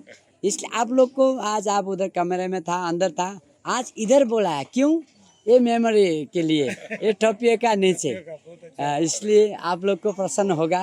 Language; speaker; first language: Hindi; non-native, learner; Nepali